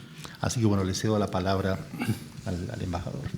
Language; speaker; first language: Spanish; native; Spanish